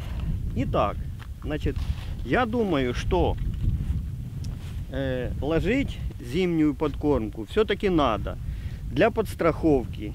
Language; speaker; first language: Russian; native; Russian